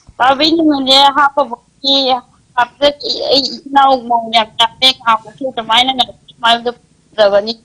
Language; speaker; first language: Manipuri; native; Manipuri